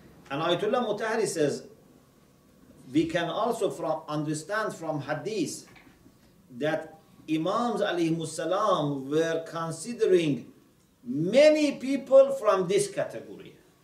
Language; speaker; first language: English; non-native, fluent; Persian